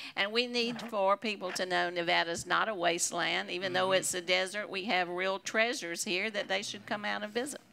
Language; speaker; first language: English; native; English